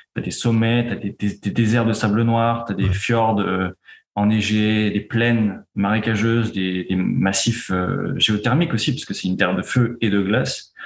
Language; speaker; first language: French; native; French